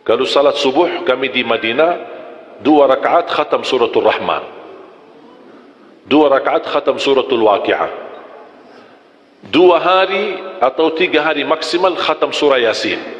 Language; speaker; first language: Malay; non-native, fluent; Arabic